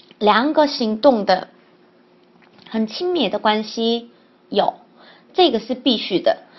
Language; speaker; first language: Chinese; non-native, learner; Korean